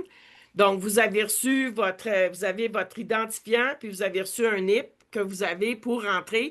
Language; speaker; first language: French; native; French